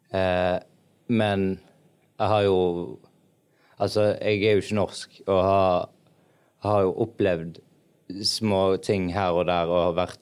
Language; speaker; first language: Norwegian; early bilingual, other home language; Arabic